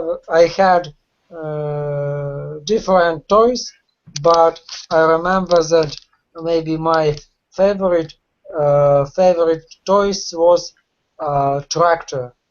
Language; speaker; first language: English; non-native, learner; Russian